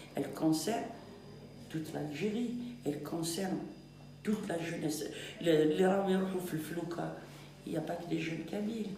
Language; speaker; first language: French; non-native, local second language; Kabyle